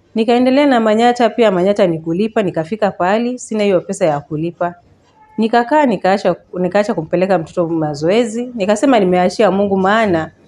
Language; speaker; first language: Swahili; non-native, local second language; Gusii